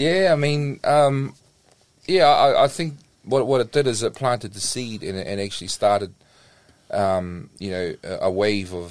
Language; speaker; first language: English; native; English